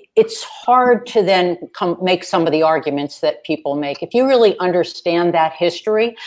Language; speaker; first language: English; native; English